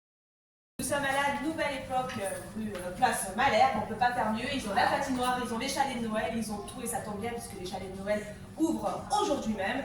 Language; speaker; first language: French; native; French